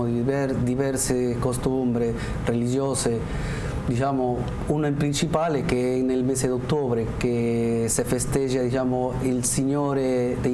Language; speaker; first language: Italian; non-native, learner; Spanish